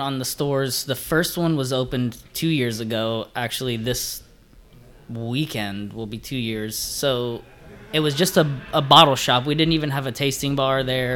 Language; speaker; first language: English; native; English